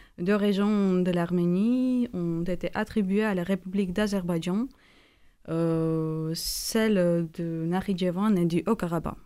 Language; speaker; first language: French; non-native, fluent; Armenian